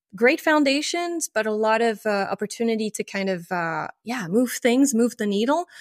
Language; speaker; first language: English; non-native, fluent; French